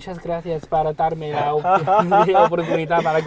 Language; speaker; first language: Spanish; non-native, learner; Chinese